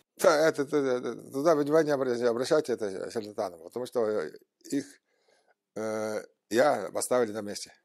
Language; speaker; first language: Russian; non-native, local second language; Tuvinian